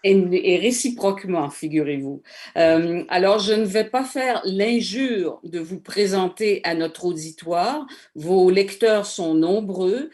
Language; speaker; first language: French; native; French